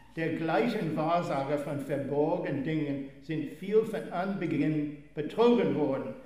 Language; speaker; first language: German; non-native, fluent; English